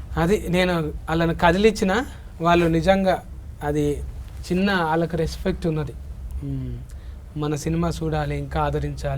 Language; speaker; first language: Telugu; native; Telugu